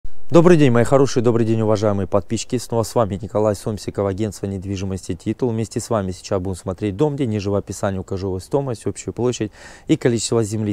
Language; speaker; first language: Russian; native; Russian